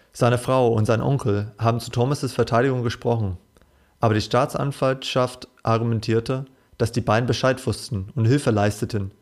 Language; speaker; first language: German; non-native, fluent; English